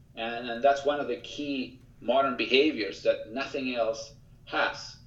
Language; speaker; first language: English; early bilingual, other home language; Spanish